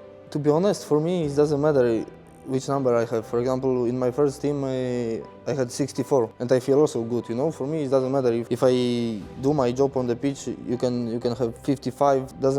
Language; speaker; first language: English; non-native, fluent; Polish